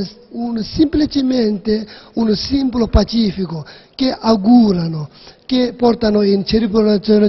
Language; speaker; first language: Italian; non-native, learner; Tibetan